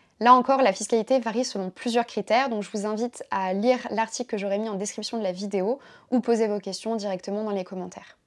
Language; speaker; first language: French; native; French